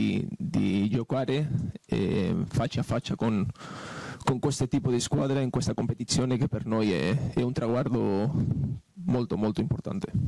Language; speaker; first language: Italian; non-native, fluent; Spanish